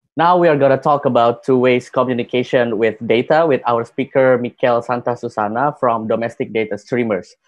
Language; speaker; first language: English; non-native, fluent; Indonesian